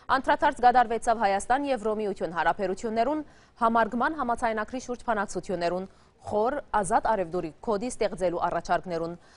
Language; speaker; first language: Armenian; early bilingual, heritage; Armenian